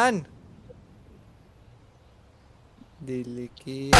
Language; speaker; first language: Hindi; native; Hindi